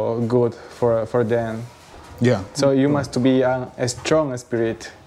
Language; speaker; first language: English; non-native, learner; Spanish